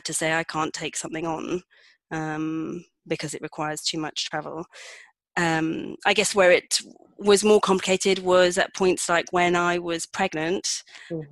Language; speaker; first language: English; native; English